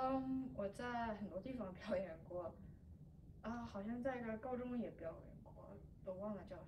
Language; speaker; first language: Chinese; early bilingual, heritage; Chinese